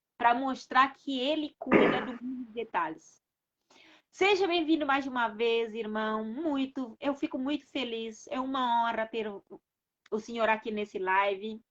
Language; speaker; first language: Portuguese; non-native, local second language; Kabuverdianu